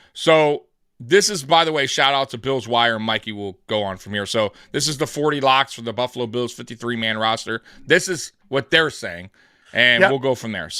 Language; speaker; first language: English; native; English